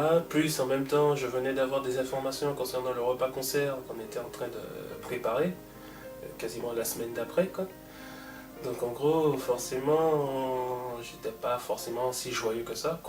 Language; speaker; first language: French; native; French